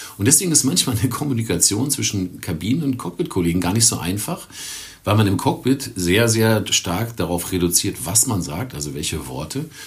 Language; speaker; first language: German; native; German